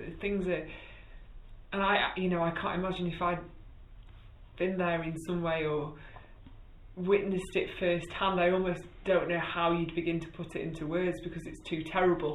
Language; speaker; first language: English; native; English